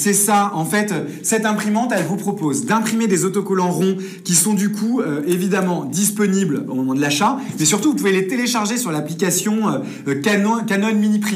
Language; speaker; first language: French; native; French